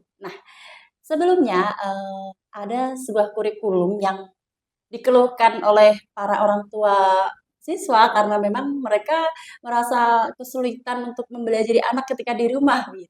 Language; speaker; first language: Indonesian; non-native, local second language; Javanese